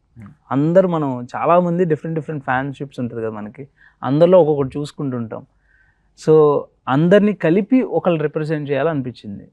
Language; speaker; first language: Telugu; native; Telugu